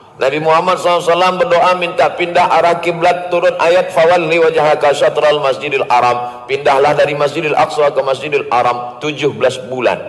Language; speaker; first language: Malay; native; Malay